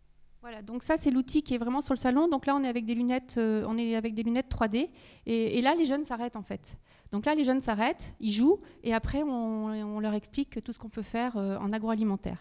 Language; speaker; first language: French; native; French